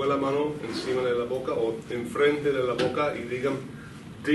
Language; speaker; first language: Spanish; non-native, fluent; English